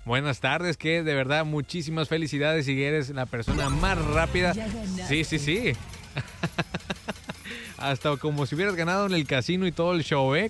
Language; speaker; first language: Spanish; native; Spanish